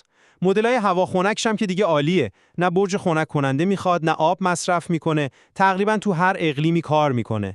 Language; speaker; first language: Persian; native; Persian